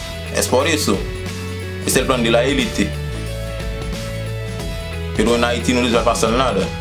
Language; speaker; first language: Spanish; non-native, fluent; Haitian Creole